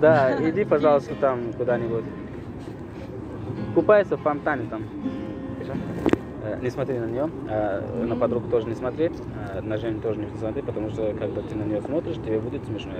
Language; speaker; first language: Russian; non-native, local second language; Tajik